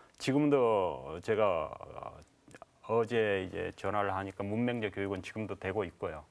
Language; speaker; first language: Korean; native; Korean